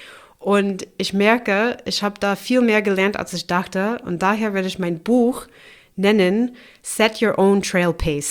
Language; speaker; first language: German; non-native, fluent; English